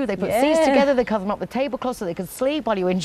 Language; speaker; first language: English; native; English